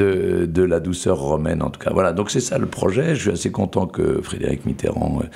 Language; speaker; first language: French; native; French